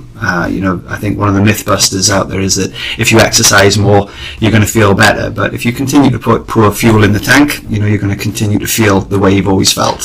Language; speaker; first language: English; native; English